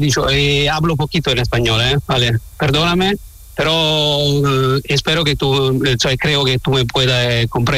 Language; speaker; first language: Spanish; non-native, learner; Italian